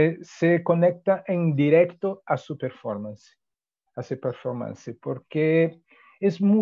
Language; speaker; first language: Spanish; non-native, fluent; Portuguese